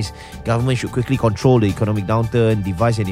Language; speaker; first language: English; native; English